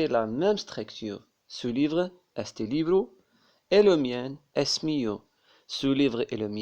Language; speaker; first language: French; non-native, local second language; Arabic